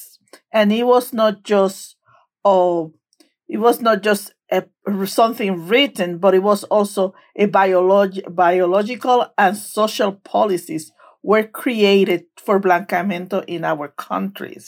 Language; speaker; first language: English; non-native, fluent; Spanish